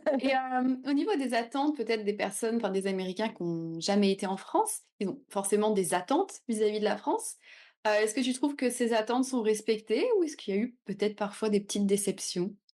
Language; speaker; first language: French; native; French